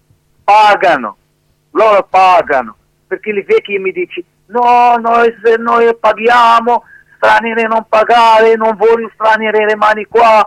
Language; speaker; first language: Italian; non-native, learner; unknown